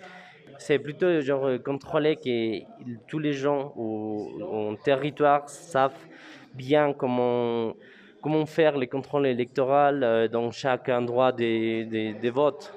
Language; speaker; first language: French; non-native, fluent; Spanish